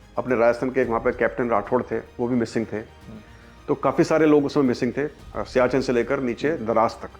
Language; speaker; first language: Hindi; native; Hindi